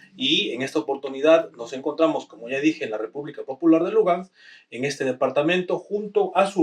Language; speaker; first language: Spanish; native; Spanish